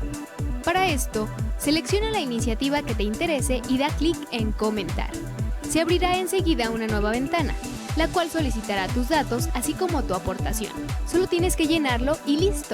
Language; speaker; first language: Spanish; native; Spanish